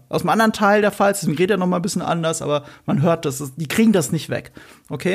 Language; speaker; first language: German; native; German